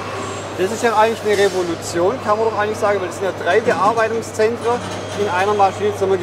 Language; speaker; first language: German; native; German